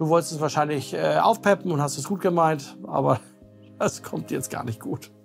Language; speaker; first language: German; native; German